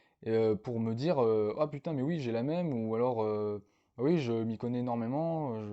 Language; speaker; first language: French; native; French